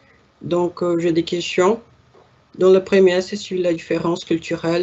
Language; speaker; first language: French; non-native, learner; Portuguese